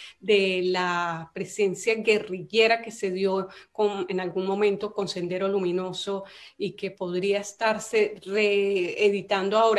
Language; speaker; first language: Spanish; native; Spanish